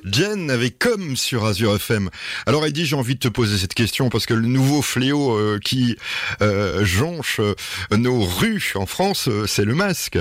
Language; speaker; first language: French; native; French